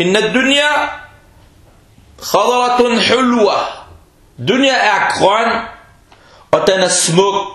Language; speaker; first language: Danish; early bilingual, other home language; Arabic